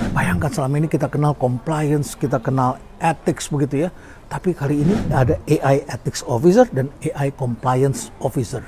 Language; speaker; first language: Indonesian; native; Indonesian